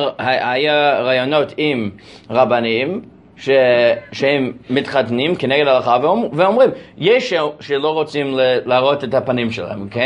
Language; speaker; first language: Hebrew; non-native, fluent; English